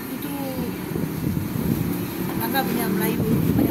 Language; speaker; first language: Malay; non-native, local second language; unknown